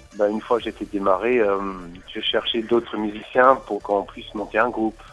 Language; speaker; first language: French; non-native, fluent; English